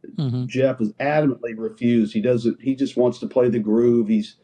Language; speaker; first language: English; native; English